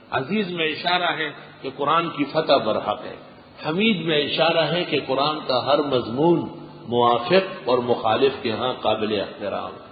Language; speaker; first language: Urdu; non-native, local second language; Pashto